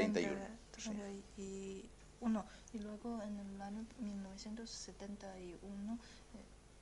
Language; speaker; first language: Spanish; non-native, learner; Chinese